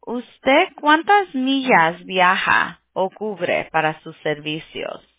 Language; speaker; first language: Spanish; early bilingual, heritage; Spanish